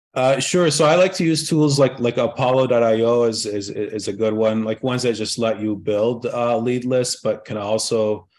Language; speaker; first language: English; early bilingual, other home language; Arabic